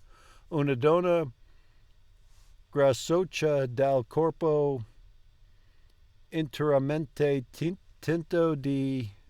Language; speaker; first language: Italian; non-native, learner; English